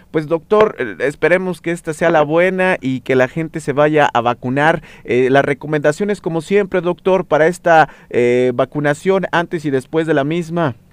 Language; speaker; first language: Spanish; native; Spanish